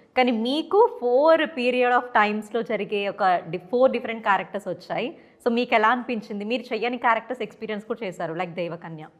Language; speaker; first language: Telugu; native; Telugu